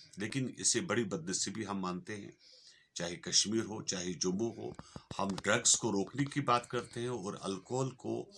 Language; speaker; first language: Hindi; non-native, local second language; Kashmiri